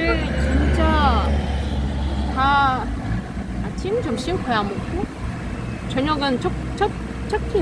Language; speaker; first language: Korean; non-native, fluent; Russian